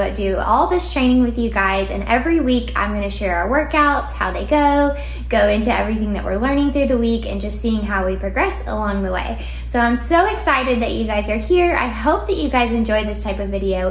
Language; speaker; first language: English; native; English